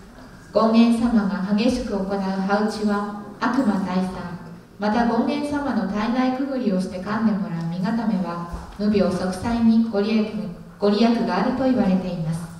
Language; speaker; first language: Japanese; native; Japanese